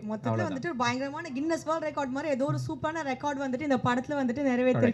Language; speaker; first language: Tamil; native; Tamil